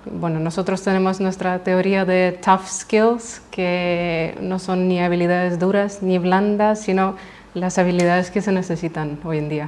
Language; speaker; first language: Spanish; non-native, fluent; Russian